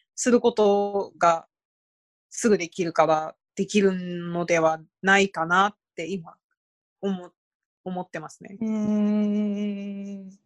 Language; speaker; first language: Japanese; native; Japanese